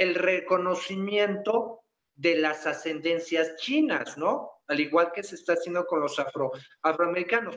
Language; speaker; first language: Spanish; native; Spanish